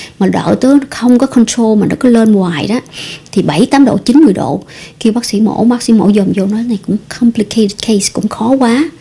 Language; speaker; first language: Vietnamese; early bilingual, heritage; Vietnamese